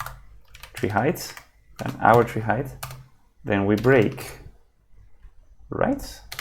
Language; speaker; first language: English; non-native, fluent; Spanish